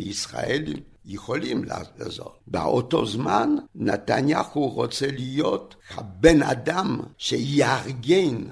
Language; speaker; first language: Hebrew; non-native, fluent; French